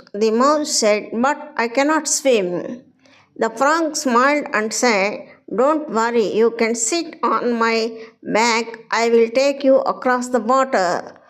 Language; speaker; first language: English; non-native, local second language; Telugu